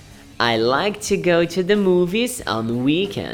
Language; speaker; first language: English; non-native, fluent; Portuguese